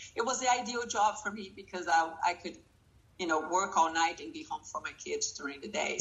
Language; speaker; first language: English; non-native, fluent; Portuguese